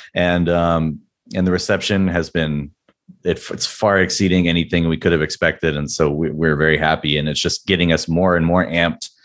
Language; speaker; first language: English; native; English